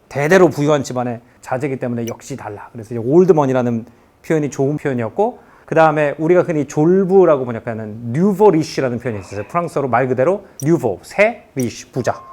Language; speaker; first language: Korean; native; Korean